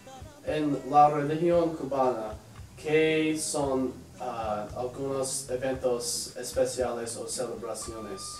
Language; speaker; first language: Spanish; non-native, learner; English